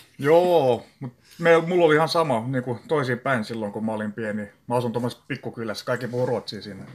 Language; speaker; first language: Finnish; non-native, local second language; Swedish